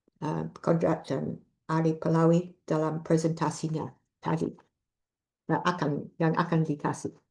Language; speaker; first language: Indonesian; non-native, fluent; English